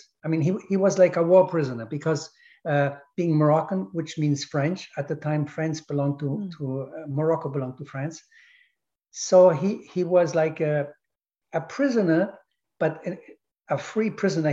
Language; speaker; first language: English; non-native, fluent; German